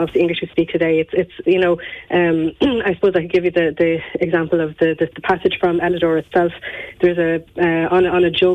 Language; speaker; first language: English; native; English